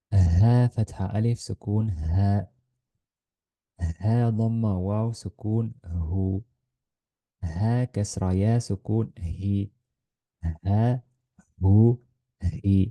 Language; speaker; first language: Arabic; non-native, fluent; Estonian